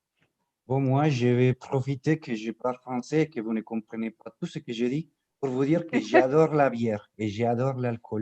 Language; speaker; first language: French; non-native, fluent; Spanish